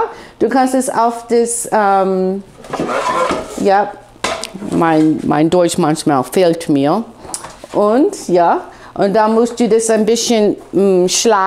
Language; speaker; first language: German; non-native, fluent; English